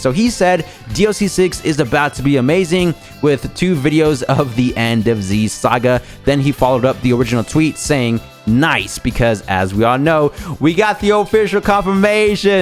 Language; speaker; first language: English; native; English